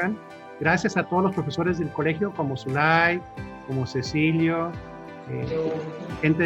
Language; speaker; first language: Spanish; native; Spanish